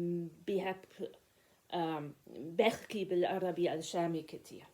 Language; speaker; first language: Arabic; non-native, learner; German